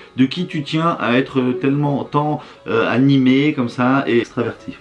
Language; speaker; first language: French; native; French